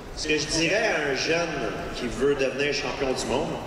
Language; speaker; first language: French; native; French